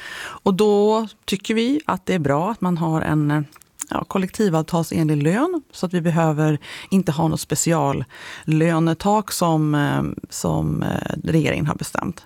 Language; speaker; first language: Swedish; native; Swedish